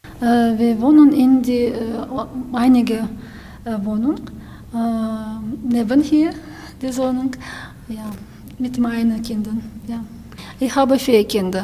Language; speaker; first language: German; non-native, learner; Ukrainian